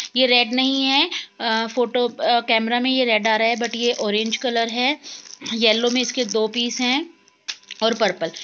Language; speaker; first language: Hindi; native; Hindi